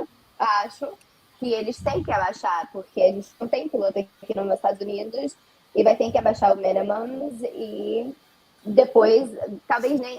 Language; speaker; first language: Portuguese; early bilingual, heritage; Portuguese